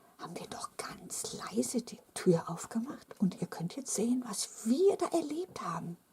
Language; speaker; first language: German; native; German